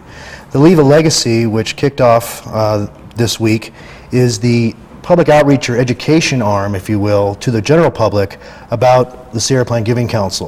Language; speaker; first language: English; native; English